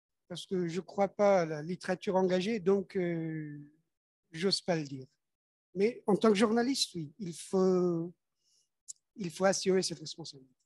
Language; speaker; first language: French; non-native, fluent; Persian